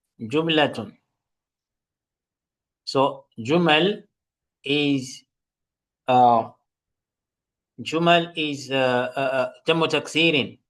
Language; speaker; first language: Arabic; non-native, fluent; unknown